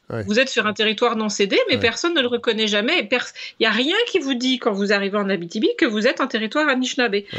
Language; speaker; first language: French; native; French